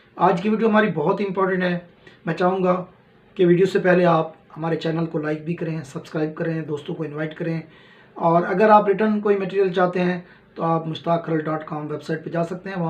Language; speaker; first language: Urdu; non-native, local second language; Punjabi